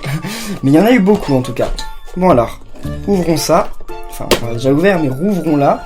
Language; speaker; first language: French; native; French